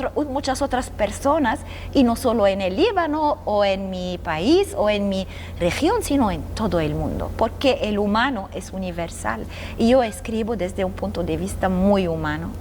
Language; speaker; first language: Spanish; non-native, fluent; Arabic